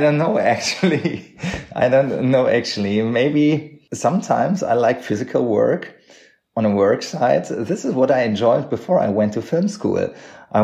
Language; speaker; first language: English; non-native, fluent; German